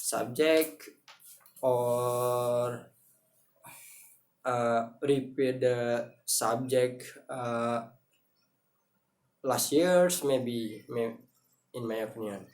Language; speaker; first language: English; non-native, learner; Indonesian